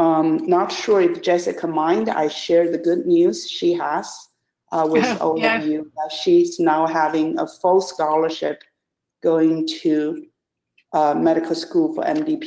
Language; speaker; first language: English; non-native, fluent; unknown